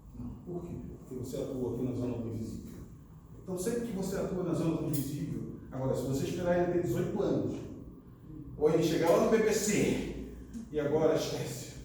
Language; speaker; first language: Portuguese; native; Portuguese